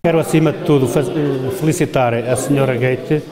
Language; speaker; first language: Portuguese; native; Portuguese